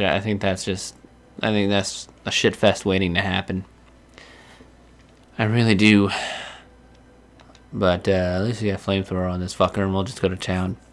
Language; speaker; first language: English; native; English